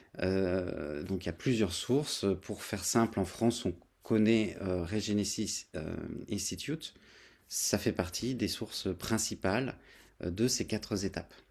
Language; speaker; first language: French; native; French